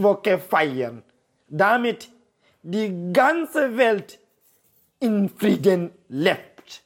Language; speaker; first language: German; non-native, learner; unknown